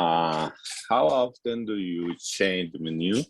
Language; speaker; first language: English; non-native, learner; Spanish